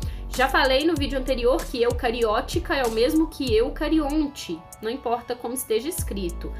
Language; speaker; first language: Portuguese; native; Portuguese